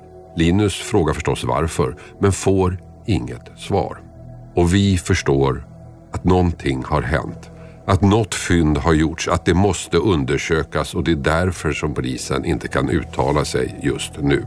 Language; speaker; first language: Swedish; native; Swedish